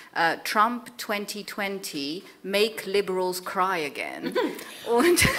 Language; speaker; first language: German; non-native, fluent; English